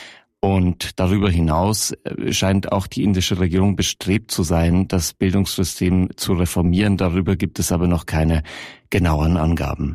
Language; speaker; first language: German; native; German